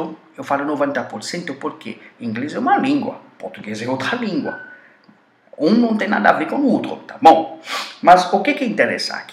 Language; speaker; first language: Portuguese; non-native, fluent; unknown